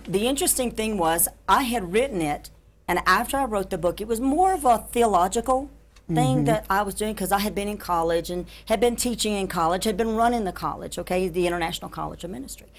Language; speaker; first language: English; native; English